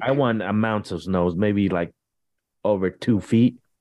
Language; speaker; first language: English; early bilingual, other home language; Spanish